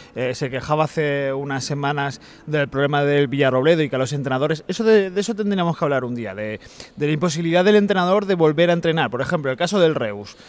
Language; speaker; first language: Spanish; native; Spanish